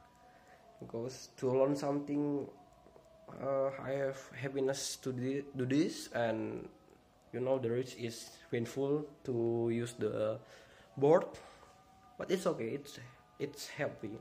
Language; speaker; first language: English; non-native, learner; Indonesian